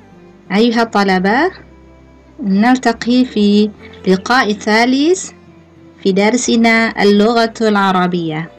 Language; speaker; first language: Arabic; non-native, fluent; Indonesian